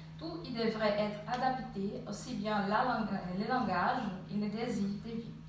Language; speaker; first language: French; non-native, fluent; Portuguese